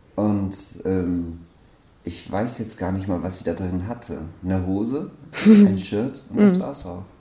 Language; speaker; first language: German; non-native, fluent; Persian